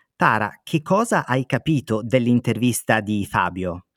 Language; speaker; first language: Italian; native; Italian